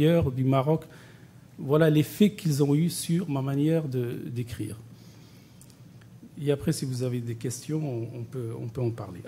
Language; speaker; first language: French; non-native, local second language; Arabic